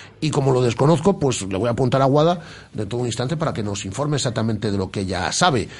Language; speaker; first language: Spanish; native; Spanish